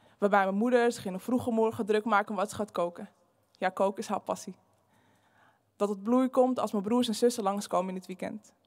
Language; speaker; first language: Dutch; early bilingual, other home language; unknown